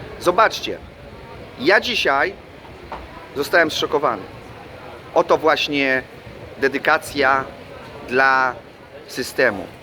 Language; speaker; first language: Polish; native; Polish